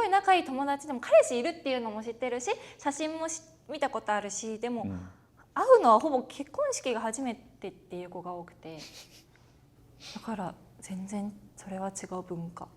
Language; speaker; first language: Japanese; native; Japanese